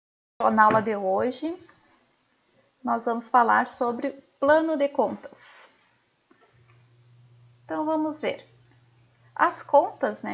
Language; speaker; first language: Portuguese; native; Portuguese